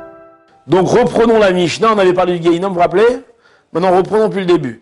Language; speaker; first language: French; native; French